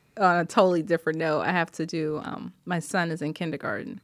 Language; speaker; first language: English; early bilingual, other home language; Yoruba